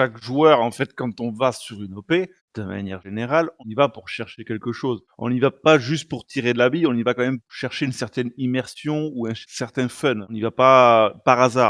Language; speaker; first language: French; native; French